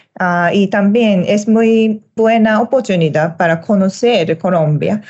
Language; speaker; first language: Spanish; non-native, learner; Japanese